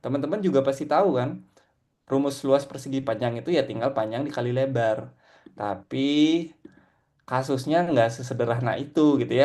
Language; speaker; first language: Indonesian; native; Indonesian